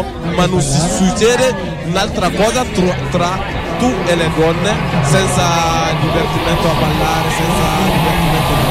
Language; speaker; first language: Italian; non-native, learner; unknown